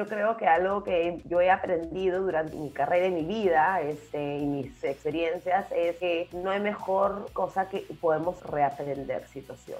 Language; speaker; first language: Spanish; native; Spanish